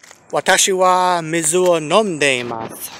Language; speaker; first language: Japanese; non-native, learner; English